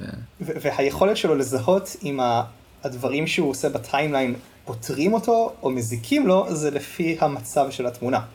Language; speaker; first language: Hebrew; native; Hebrew